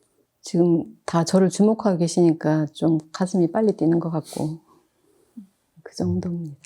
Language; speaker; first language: Korean; native; Korean